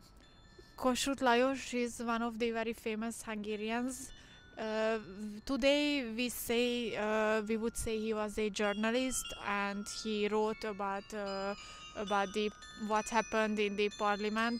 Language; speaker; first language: English; non-native, fluent; Hungarian